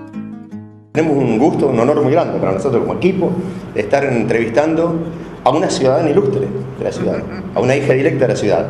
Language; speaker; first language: Spanish; native; Spanish